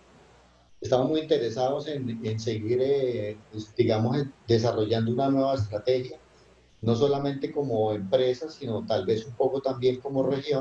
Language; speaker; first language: Spanish; native; Spanish